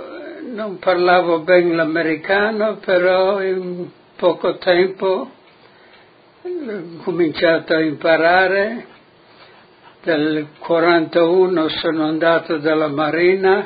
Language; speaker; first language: Italian; non-native, local second language; Friulian